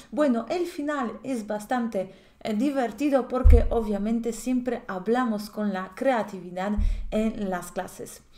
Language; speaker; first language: Spanish; non-native, fluent; Polish